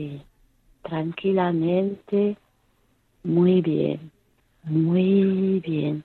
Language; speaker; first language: Spanish; non-native, fluent; French